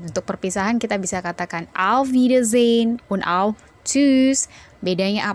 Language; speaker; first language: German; non-native, fluent; Indonesian